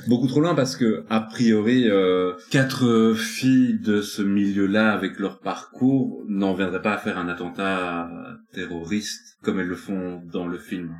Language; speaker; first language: French; native; French